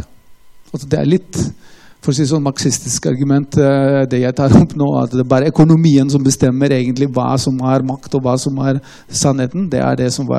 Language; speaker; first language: Norwegian; non-native, fluent; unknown